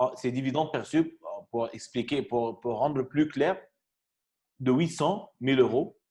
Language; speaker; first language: French; non-native, fluent; Arabic